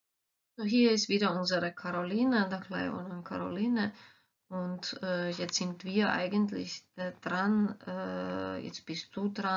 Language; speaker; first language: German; non-native, fluent; Croatian